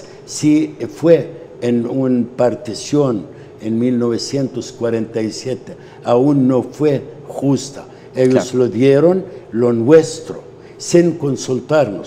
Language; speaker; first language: Spanish; non-native, fluent; Arabic